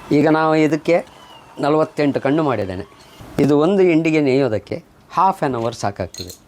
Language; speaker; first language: Kannada; native; Kannada